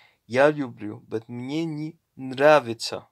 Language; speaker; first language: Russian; non-native, learner; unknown